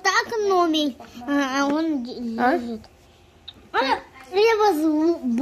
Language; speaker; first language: Russian; early bilingual, heritage; Russian